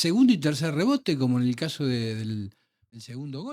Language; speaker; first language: Spanish; native; Spanish